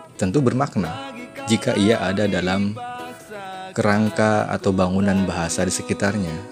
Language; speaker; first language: Indonesian; non-native, local second language; Sundanese